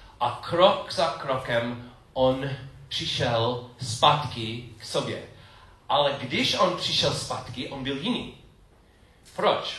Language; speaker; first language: Czech; non-native, learner; English